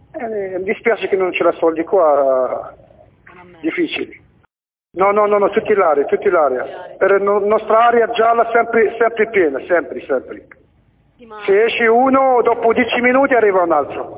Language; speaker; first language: Italian; non-native, learner; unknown